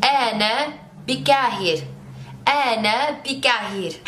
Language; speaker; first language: Arabic; non-native, learner; English